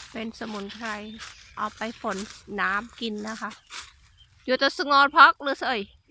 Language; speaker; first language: Thai; non-native, local second language; Khmer